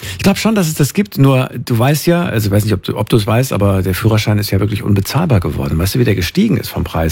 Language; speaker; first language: German; native; German